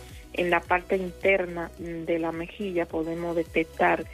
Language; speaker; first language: Spanish; native; Spanish